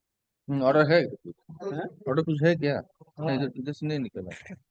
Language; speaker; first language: Hindi; non-native, local second language; Bangla